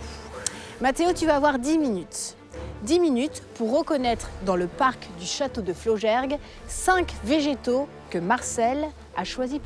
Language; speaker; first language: French; native; French